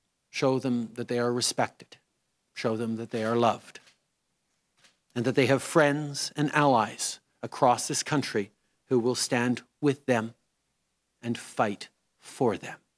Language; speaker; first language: English; native; English